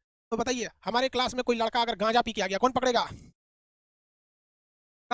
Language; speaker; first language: Hindi; native; Hindi